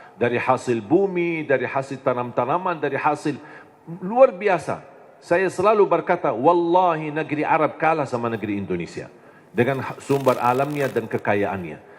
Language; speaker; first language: Indonesian; non-native, fluent; Arabic